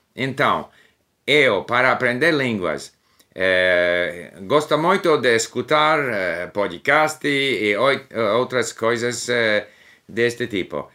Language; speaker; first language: Portuguese; non-native, learner; English